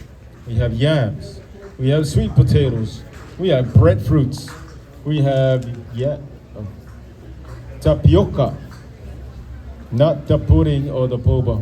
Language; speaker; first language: English; non-native, local second language; Samoan